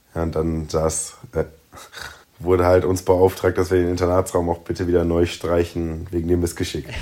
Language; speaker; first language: German; native; German